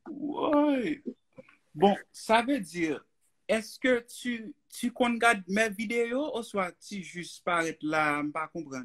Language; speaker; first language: French; non-native, learner; Haitian Creole